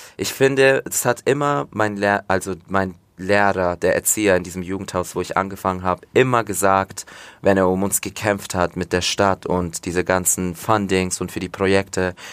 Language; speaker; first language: German; native; German